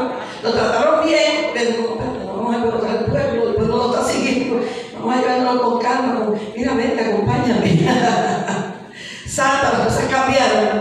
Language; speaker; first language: Spanish; native; Spanish